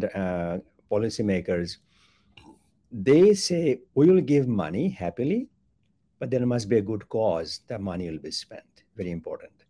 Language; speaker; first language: English; non-native, local second language; Bangla